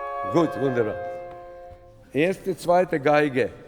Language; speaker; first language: German; non-native, fluent; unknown